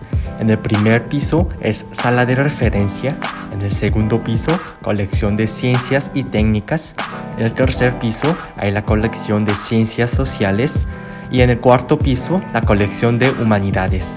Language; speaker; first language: Spanish; non-native, learner; Korean